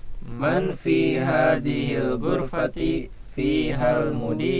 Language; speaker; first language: Arabic; non-native, learner; Indonesian